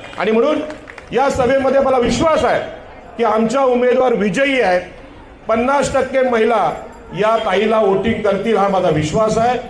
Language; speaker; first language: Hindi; non-native, local second language; Marathi